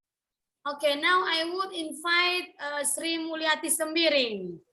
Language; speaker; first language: English; non-native, learner; Indonesian